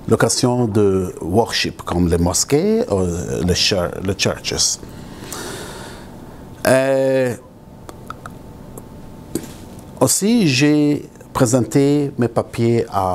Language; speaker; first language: French; non-native, local second language; Arabic